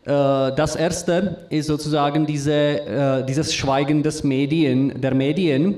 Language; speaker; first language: German; non-native, learner; Czech